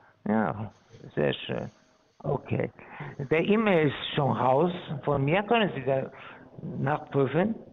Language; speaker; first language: German; non-native, fluent; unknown